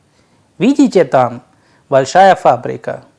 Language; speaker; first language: Russian; non-native, fluent; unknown